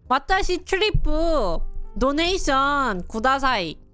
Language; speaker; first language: Japanese; non-native, learner; English